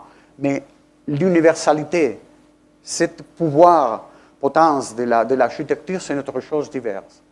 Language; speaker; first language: French; non-native, fluent; Spanish